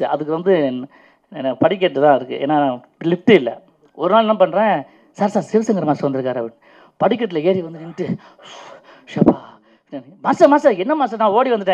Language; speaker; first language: Tamil; native; Tamil